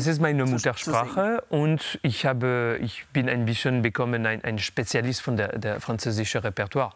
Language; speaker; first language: German; non-native, learner; French